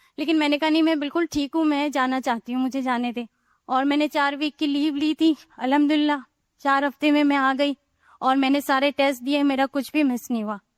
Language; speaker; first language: Urdu; non-native, fluent; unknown